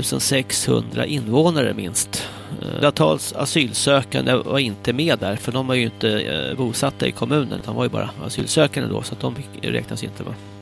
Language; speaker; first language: Swedish; native; Swedish